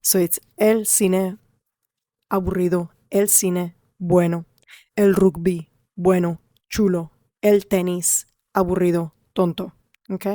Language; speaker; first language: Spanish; non-native, fluent; English